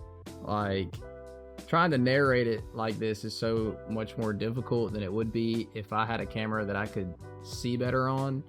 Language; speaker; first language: English; native; English